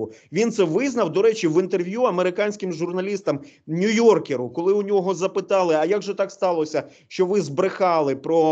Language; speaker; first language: Ukrainian; native; Ukrainian